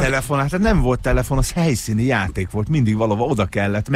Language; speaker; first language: Hungarian; native; Hungarian